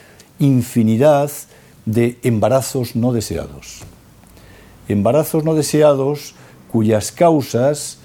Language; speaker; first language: Spanish; native; Spanish